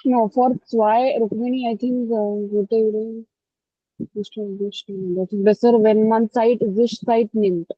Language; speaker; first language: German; non-native, learner; Hindi